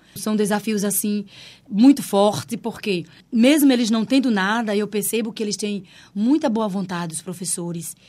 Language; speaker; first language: Portuguese; native; Portuguese